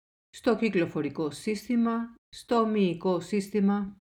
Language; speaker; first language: Greek; native; Greek